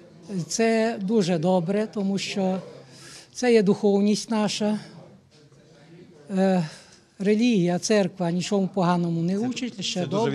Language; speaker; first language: Ukrainian; native; Ukrainian